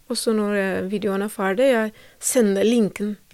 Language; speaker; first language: Norwegian; non-native, learner; Tigrinya